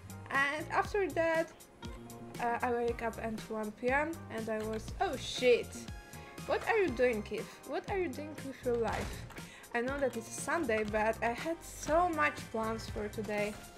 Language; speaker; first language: English; non-native, fluent; Polish